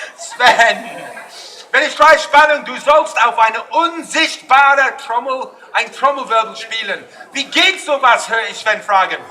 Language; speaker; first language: German; non-native, fluent; English